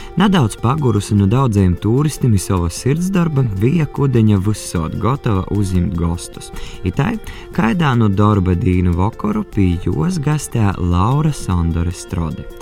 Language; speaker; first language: Latvian; native; Latvian